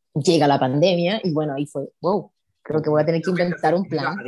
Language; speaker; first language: Spanish; native; Spanish